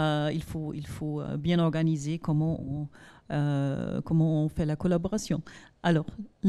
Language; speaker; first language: French; non-native, fluent; German